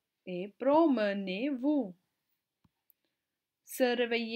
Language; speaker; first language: French; non-native, fluent; Hindi